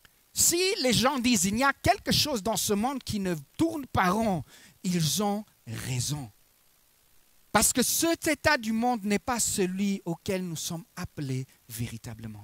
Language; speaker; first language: French; native; French